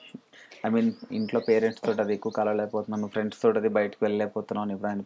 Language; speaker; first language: Telugu; native; Telugu